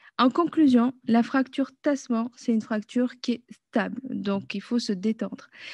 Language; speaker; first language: French; native; French